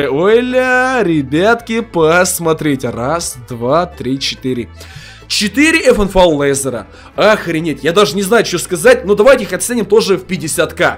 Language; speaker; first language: Russian; native; Russian